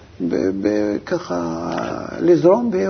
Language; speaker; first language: Hebrew; non-native, fluent; Russian